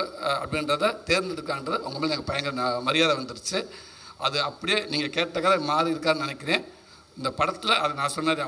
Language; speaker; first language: Tamil; native; Tamil